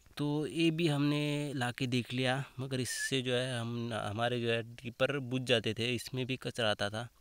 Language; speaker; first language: Hindi; non-native, local second language; Marathi